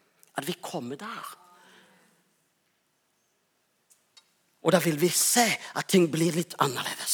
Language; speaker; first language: Norwegian; non-native, fluent; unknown